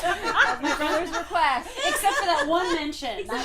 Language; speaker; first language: English; native; English